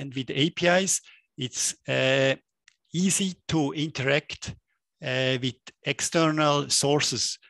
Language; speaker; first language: English; non-native, fluent; German